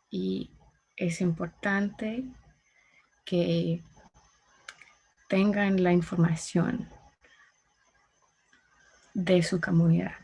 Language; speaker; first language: Spanish; non-native, learner; English